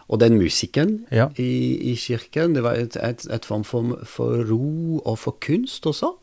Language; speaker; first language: Norwegian; non-native, fluent; French